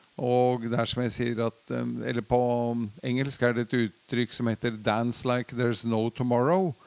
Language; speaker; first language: Norwegian; early bilingual, other home language; Latvian